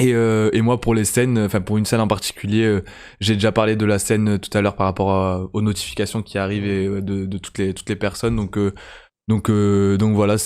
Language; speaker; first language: French; native; French